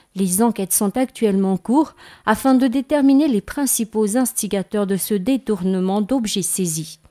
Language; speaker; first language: French; non-native, local second language; Malagasy